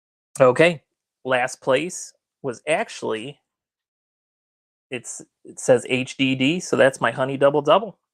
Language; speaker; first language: English; native; English